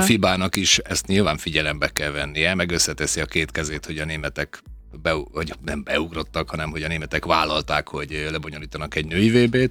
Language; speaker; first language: Hungarian; native; Hungarian